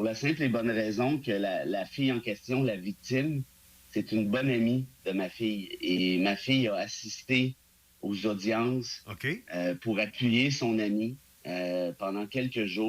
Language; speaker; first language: French; native; French